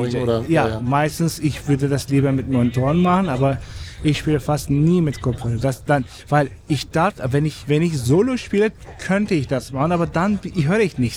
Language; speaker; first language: German; non-native, fluent; Turkish